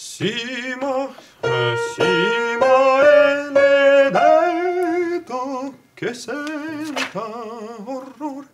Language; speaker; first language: French; non-native, learner; Russian